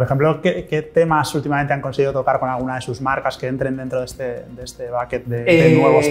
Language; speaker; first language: Spanish; native; Spanish